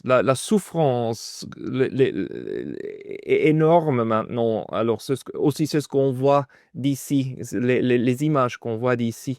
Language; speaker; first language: French; non-native, fluent; German